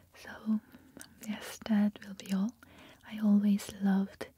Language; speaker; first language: English; non-native, fluent; Korean